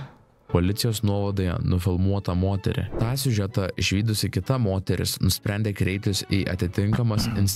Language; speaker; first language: Lithuanian; native; Lithuanian